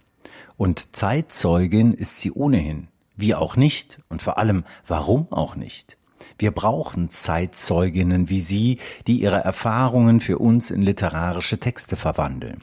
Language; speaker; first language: German; native; German